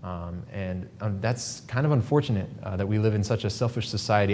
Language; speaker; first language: English; native; English